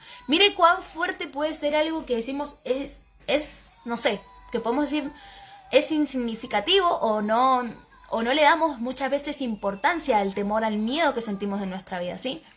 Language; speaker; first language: Spanish; native; Spanish